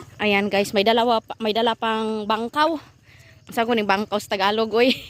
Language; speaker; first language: Filipino; non-native, local second language; Cebuano